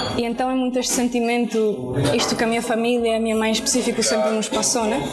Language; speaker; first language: Portuguese; early bilingual, other home language; Spanish